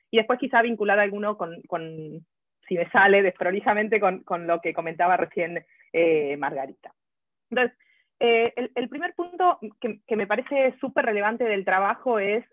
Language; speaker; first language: Spanish; native; Spanish